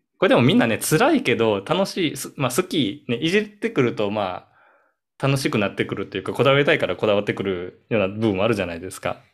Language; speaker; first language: Japanese; native; Japanese